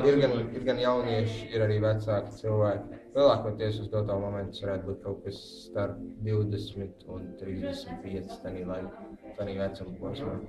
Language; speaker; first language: Latvian; native; Latvian